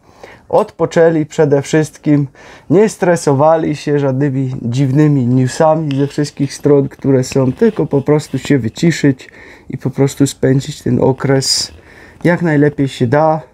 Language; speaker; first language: Polish; native; Polish